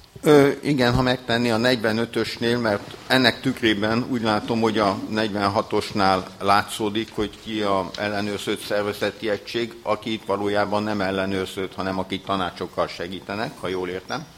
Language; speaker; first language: Hungarian; native; Hungarian